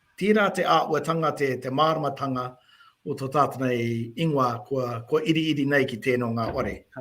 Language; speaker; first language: Māori; native; Māori